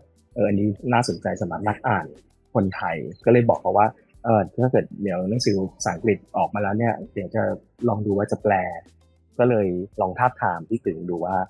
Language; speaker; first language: Thai; native; Thai